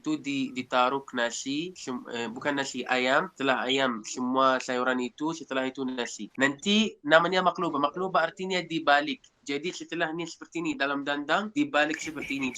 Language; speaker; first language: Indonesian; non-native, fluent; Arabic